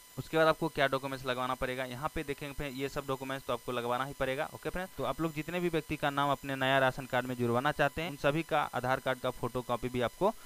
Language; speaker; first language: Hindi; native; Hindi